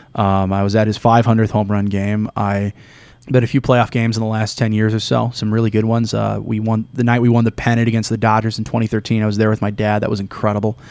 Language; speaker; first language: English; native; English